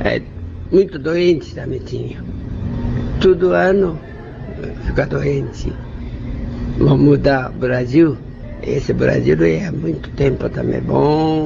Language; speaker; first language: Portuguese; non-native, learner; Japanese